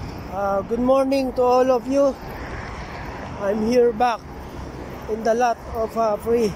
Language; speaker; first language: English; non-native, local second language; Filipino